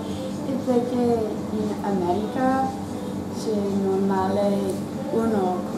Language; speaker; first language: Italian; non-native, learner; English